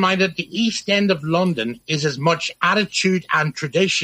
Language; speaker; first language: English; native; English